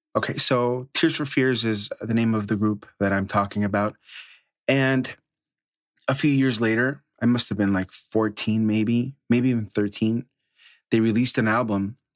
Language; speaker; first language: English; early bilingual, other home language; Spanish